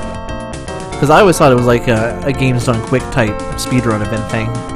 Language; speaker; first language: English; native; English